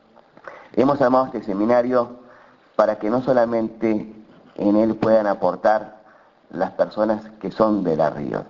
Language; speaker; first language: Spanish; native; Spanish